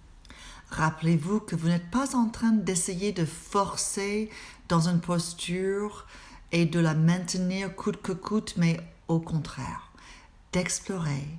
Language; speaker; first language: French; non-native, fluent; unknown